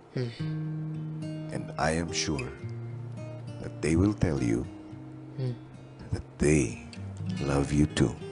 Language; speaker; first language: English; non-native, local second language; Filipino